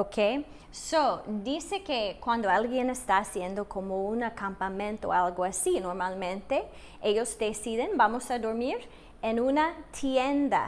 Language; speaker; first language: Spanish; non-native, fluent; English